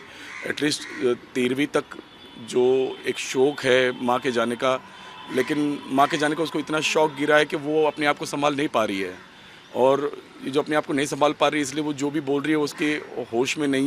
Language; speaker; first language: Hindi; native; Hindi